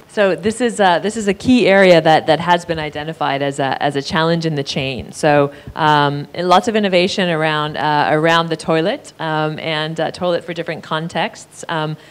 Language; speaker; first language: English; native; English